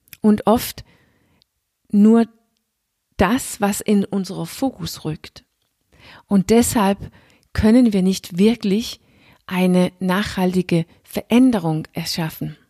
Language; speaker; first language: German; non-native, fluent; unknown